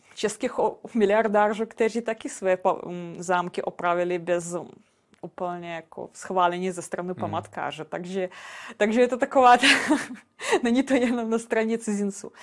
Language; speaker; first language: Czech; non-native, fluent; Russian